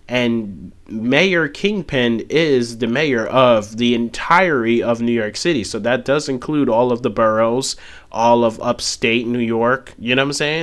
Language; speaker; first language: English; native; English